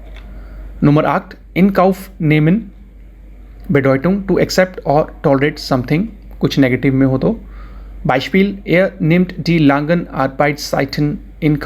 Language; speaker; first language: German; non-native, fluent; Hindi